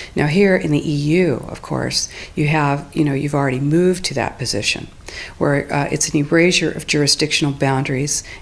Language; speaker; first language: English; native; English